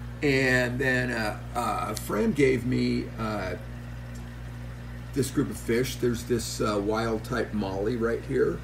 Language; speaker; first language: English; native; English